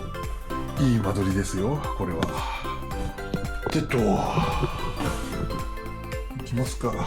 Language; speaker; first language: Japanese; native; Japanese